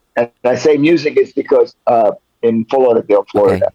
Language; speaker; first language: English; early bilingual, other home language; Spanish